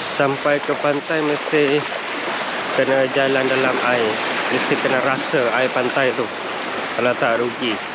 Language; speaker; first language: Malay; non-native, fluent; Western Cham